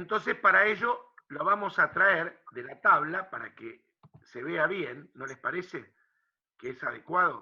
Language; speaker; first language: Spanish; native; Spanish